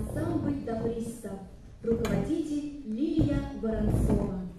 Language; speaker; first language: Russian; native; Russian